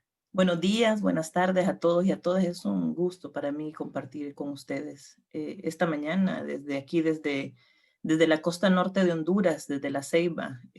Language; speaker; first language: Spanish; native; Spanish